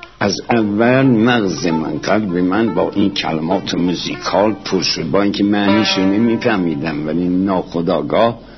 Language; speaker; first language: Persian; non-native, local second language; Azerbaijani